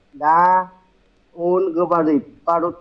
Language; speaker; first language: Russian; non-native, learner; Vietnamese